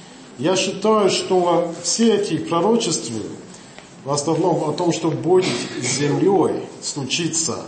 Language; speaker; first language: Russian; non-native, learner; English